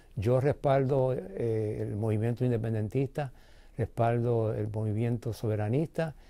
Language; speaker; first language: Spanish; early bilingual, heritage; Spanish